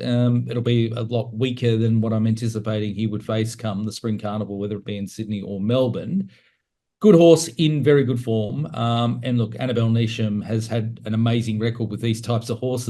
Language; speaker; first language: English; native; English